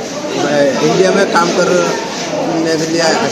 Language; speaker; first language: Hindi; non-native, learner; Rohingya